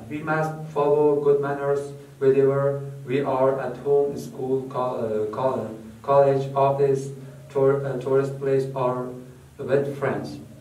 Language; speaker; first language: English; non-native, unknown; Persian